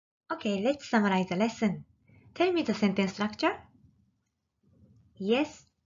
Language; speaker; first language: English; non-native, fluent; Japanese